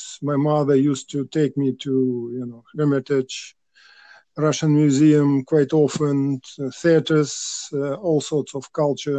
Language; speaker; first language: English; non-native, fluent; Russian